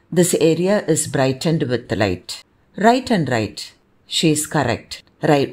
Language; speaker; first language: English; non-native, local second language; Tamil